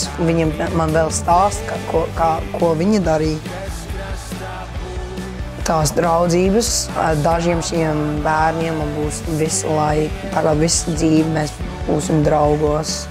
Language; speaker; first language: Latvian; early bilingual, heritage; Latvian